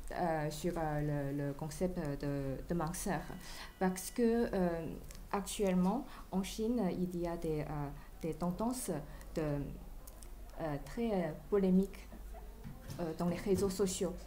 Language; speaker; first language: French; non-native, fluent; Chinese